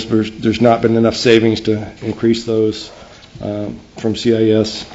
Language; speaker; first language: English; native; English